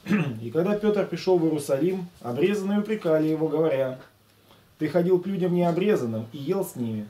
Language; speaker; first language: Russian; native; Russian